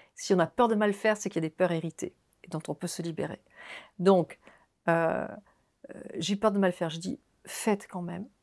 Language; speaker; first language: French; native; French